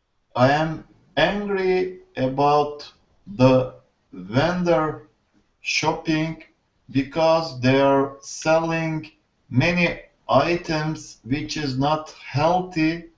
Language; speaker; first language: English; non-native, learner; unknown